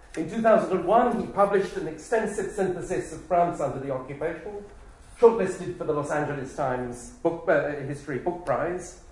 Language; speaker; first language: English; native; English